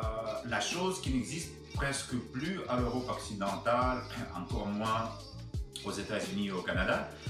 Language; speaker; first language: French; non-native, fluent; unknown